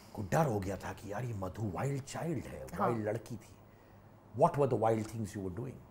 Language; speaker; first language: Hindi; native; Hindi